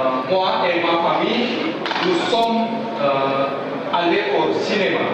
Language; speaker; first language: French; non-native, learner; Indonesian